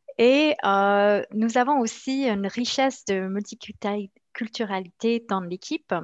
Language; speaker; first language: French; non-native, fluent; Spanish